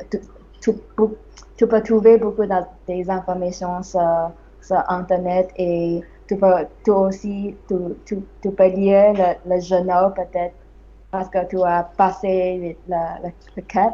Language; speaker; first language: French; non-native, learner; English